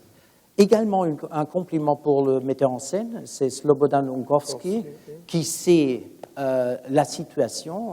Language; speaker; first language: French; non-native, fluent; German